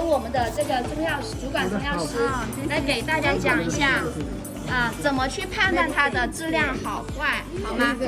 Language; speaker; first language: Chinese; native; Chinese